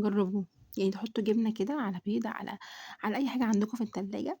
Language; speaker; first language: Arabic; native; Arabic